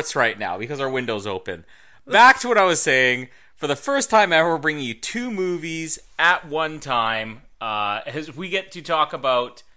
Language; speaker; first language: English; native; English